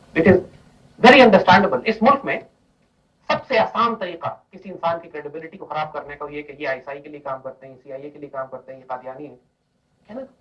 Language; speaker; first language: Urdu; native; Urdu